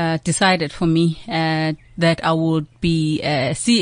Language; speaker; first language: English; non-native, local second language; Xhosa